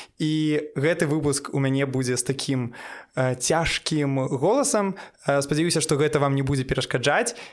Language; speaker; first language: Belarusian; non-native, local second language; Russian